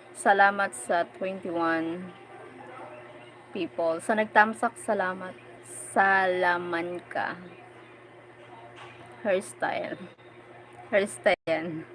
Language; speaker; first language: Filipino; non-native, local second language; Bikol